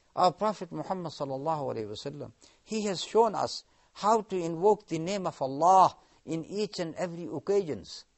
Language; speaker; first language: English; non-native, local second language; Urdu